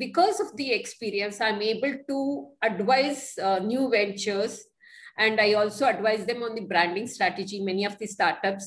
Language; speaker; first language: English; non-native, local second language; Kannada